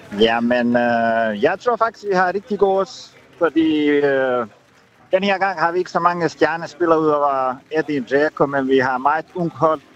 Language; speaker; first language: Danish; non-native, fluent; Bosnian